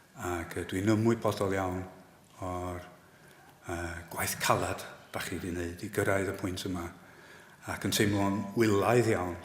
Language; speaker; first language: Welsh; non-native, fluent; English